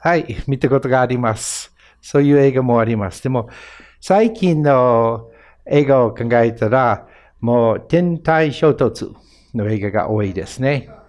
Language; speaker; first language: Japanese; non-native, fluent; English